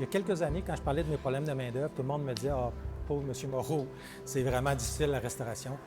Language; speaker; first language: French; native; French